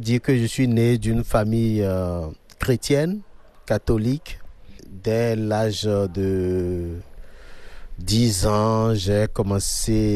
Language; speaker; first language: French; non-native, local second language; Fon